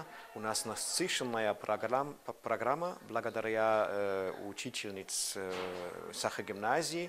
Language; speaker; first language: Russian; non-native, fluent; German